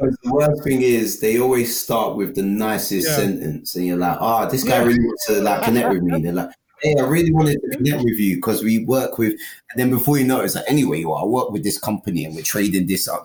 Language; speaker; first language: English; native; English